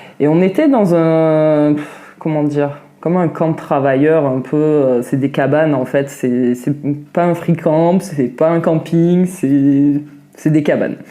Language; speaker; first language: French; native; French